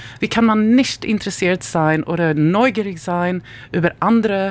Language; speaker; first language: German; non-native, learner; Swedish